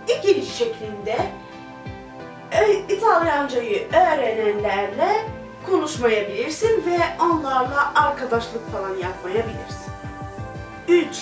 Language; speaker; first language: Turkish; non-native, learner; Arabic